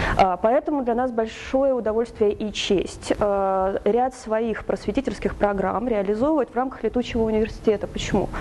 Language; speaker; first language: Russian; native; Russian